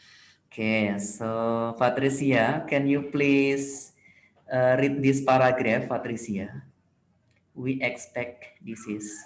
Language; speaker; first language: English; non-native, fluent; Indonesian